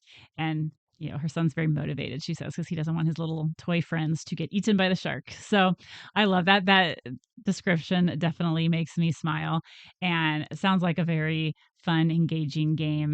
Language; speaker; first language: English; native; English